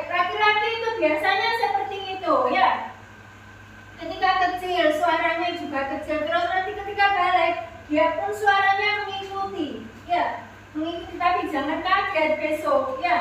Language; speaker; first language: Indonesian; native; Indonesian